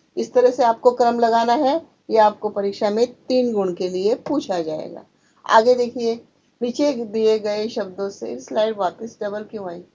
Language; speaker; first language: Hindi; non-native, local second language; Marathi